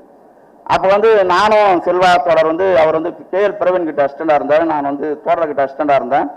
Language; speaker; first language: Tamil; native; Tamil